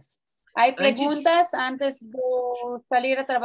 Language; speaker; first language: Spanish; non-native, fluent; Portuguese